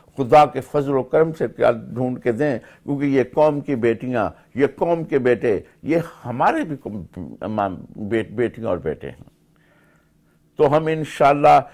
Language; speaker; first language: Urdu; native; Urdu